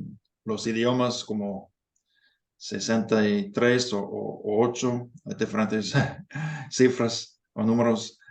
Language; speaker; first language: Spanish; non-native, fluent; English